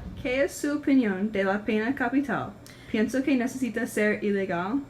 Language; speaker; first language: Spanish; non-native, learner; English